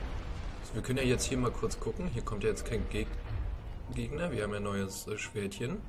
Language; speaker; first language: German; native; German